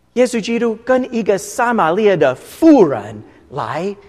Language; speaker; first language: Chinese; non-native, fluent; English